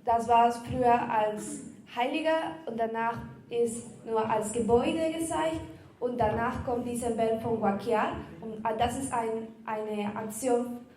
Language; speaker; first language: German; non-native, learner; Spanish